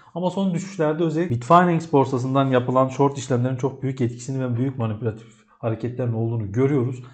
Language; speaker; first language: Turkish; native; Turkish